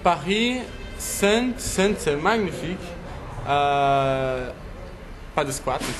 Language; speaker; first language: French; non-native, learner; Portuguese